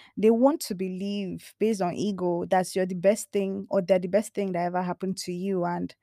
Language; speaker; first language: English; non-native, local second language; Yoruba